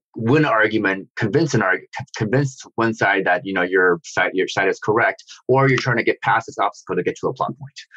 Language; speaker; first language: English; native; English